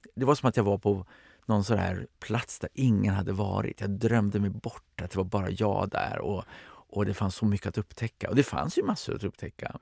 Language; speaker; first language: Swedish; native; Swedish